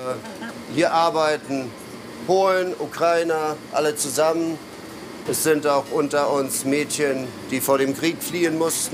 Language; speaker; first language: German; non-native, fluent; Polish